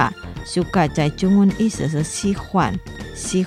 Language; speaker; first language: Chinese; non-native, learner; Indonesian